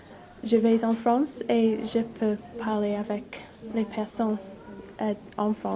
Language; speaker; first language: French; non-native, learner; English